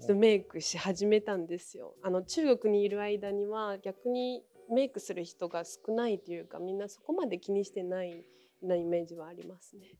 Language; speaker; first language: Japanese; non-native, fluent; Chinese